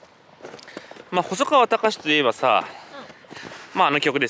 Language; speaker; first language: Japanese; native; Japanese